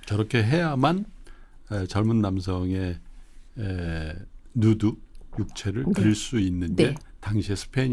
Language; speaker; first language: Korean; native; Korean